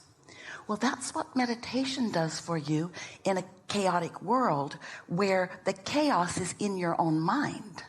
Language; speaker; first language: English; native; English